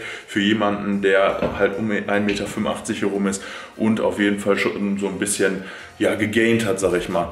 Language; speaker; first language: German; native; German